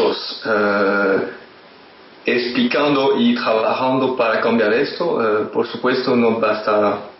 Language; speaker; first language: Spanish; non-native, fluent; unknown